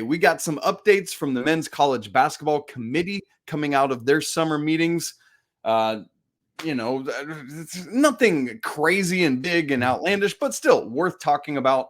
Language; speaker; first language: English; native; English